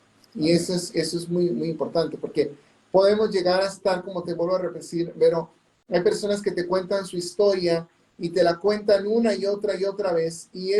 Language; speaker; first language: Spanish; native; Spanish